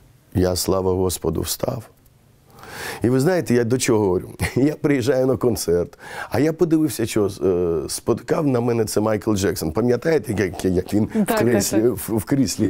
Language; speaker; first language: Ukrainian; non-native, local second language; Romany